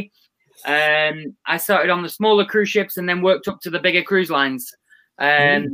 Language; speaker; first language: English; native; English